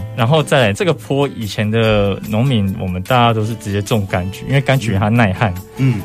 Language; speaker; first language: Chinese; native; Chinese